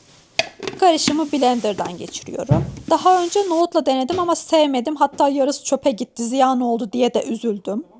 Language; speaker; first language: Turkish; native; Turkish